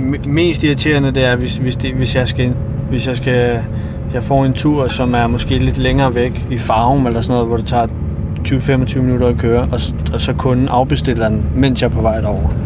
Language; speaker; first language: Danish; early bilingual, other home language; Albanian